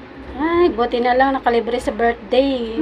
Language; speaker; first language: Filipino; native; Filipino